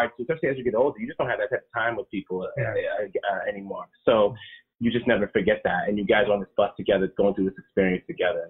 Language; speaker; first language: English; native; English